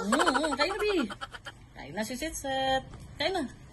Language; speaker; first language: Filipino; non-native, local second language; Cebuano